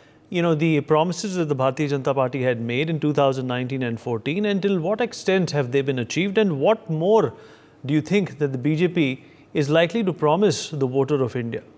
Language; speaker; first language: English; non-native, local second language; Hindi